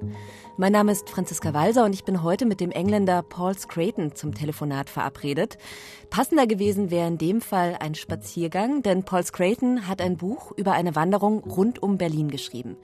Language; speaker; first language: German; native; German